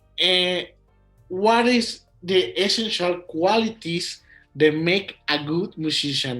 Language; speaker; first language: English; non-native, learner; Spanish